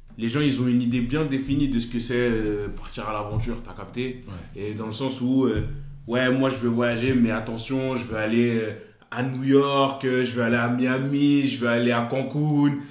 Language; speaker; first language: French; native; French